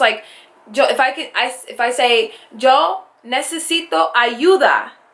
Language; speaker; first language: Spanish; non-native, fluent; English